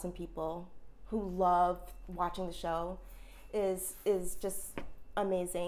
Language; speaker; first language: English; native; English